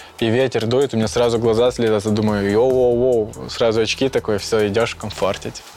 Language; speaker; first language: Russian; native; Russian